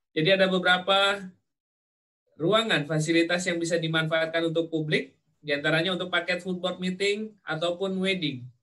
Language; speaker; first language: Indonesian; native; Indonesian